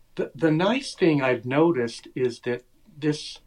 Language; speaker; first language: English; native; English